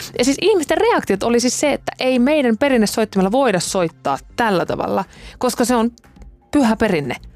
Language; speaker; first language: Finnish; native; Finnish